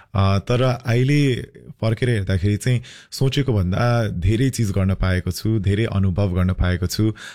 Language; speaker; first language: Nepali; early bilingual, heritage; Nepali